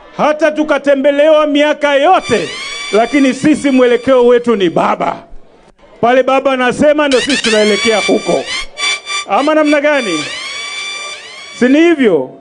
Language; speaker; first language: Swahili; native; Swahili